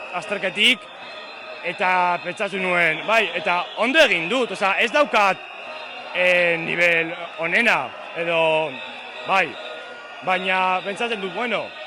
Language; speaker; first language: Basque; non-native, local second language; Spanish